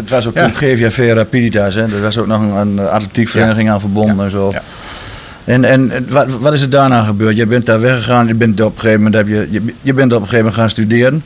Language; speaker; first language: Dutch; native; Dutch